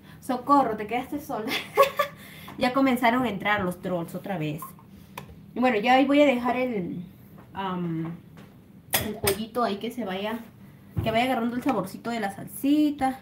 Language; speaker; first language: Spanish; native; Spanish